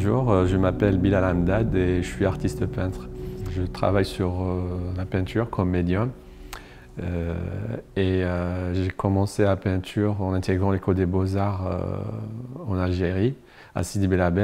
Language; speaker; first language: French; non-native, local second language; Arabic